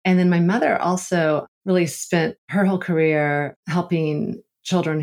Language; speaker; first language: English; native; English